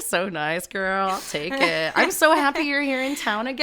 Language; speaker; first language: English; native; English